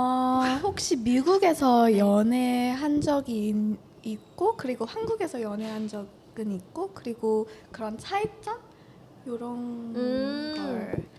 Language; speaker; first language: Korean; early bilingual, heritage; Korean